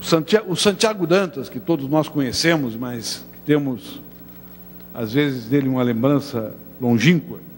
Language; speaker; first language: Portuguese; native; Portuguese